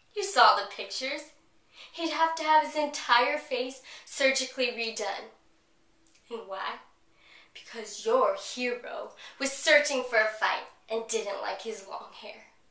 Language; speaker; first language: English; native; English